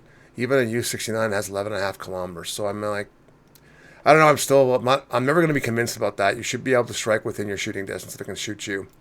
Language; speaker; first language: English; native; English